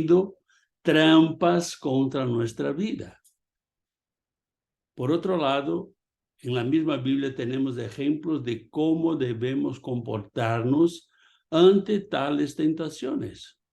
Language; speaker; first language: Spanish; non-native, fluent; Portuguese